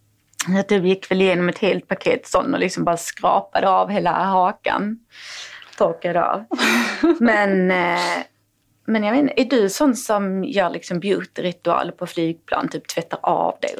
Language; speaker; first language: Swedish; native; Swedish